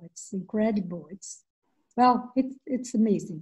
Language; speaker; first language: English; non-native, fluent; Portuguese